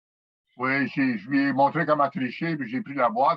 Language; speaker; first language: French; native; French